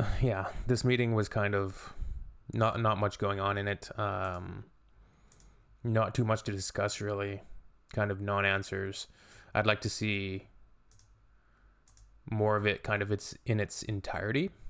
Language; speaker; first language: English; native; English